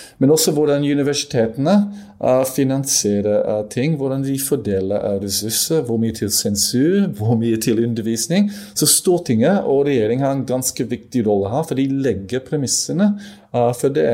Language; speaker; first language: Norwegian; non-native, fluent; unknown